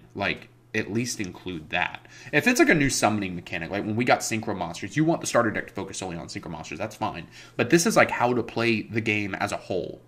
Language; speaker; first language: English; native; English